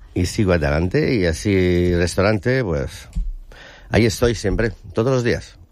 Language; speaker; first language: Spanish; non-native, fluent; Italian